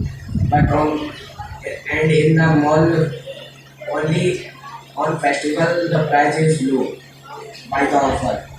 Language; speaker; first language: English; non-native, learner; Hindi